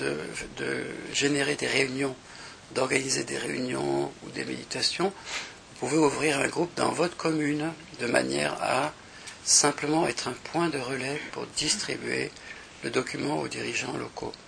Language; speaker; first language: French; native; French